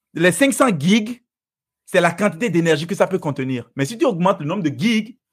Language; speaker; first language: French; non-native, local second language; Fon